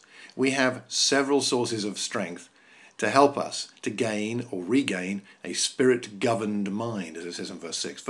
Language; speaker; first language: English; native; English